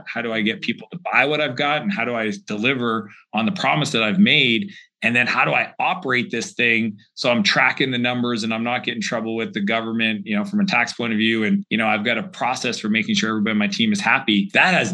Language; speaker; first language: English; native; English